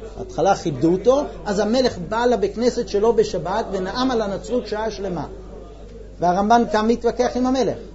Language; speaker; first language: Hebrew; non-native, fluent; English